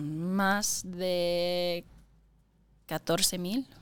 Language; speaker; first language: Spanish; non-native, fluent; English